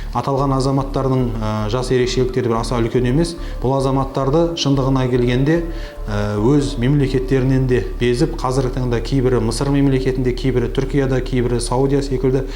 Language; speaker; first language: Kazakh; native; Kazakh